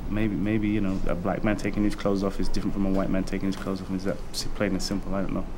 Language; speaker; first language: English; native; English